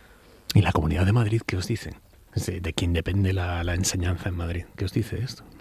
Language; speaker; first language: Spanish; native; Spanish